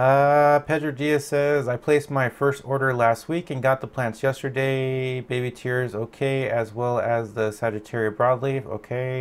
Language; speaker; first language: English; native; English